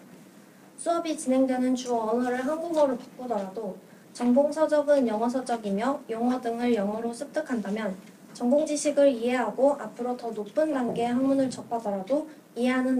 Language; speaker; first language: Korean; native; Korean